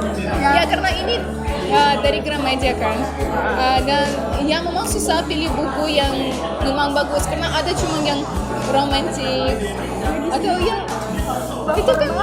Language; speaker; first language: Indonesian; non-native, fluent; Russian